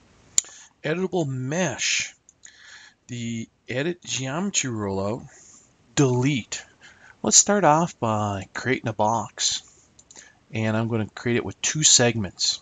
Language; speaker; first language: English; native; English